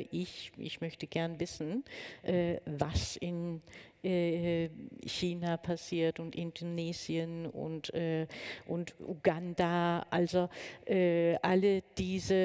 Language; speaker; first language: German; non-native, fluent; Danish